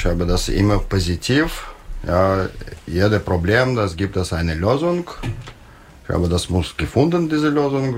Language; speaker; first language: German; non-native, learner; Russian